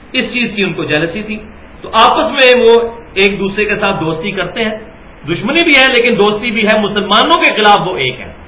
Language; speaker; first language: Urdu; non-native, local second language; Punjabi